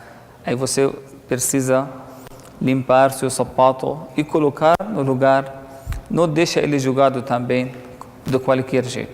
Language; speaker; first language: Portuguese; non-native, fluent; Arabic